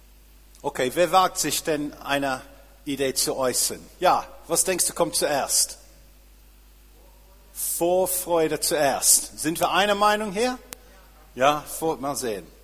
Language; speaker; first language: German; non-native, fluent; English